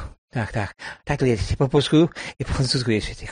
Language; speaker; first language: Polish; non-native, learner; French